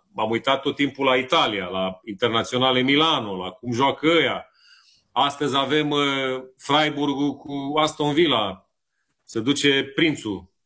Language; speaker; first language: Romanian; native; Romanian